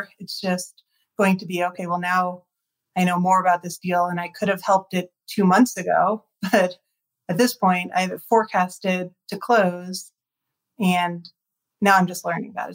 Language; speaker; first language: English; native; English